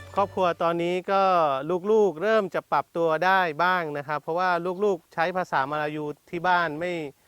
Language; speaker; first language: Thai; non-native, local second language; Malay